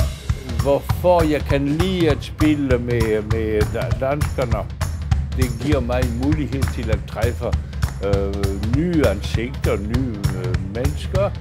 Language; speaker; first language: Danish; non-native, fluent; French